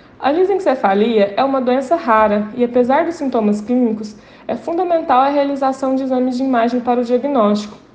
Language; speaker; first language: Portuguese; native; Portuguese